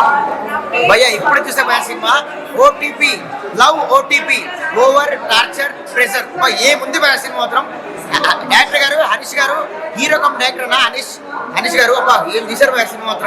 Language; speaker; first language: Telugu; native; Telugu